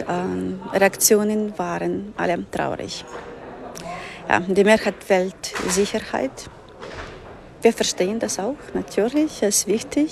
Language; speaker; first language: German; non-native, fluent; Ukrainian